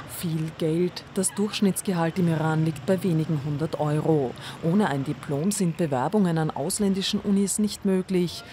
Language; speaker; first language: German; native; German